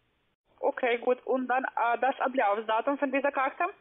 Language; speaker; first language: German; non-native, learner; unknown